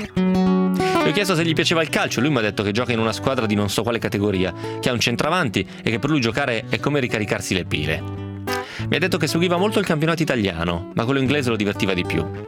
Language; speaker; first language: Italian; native; Italian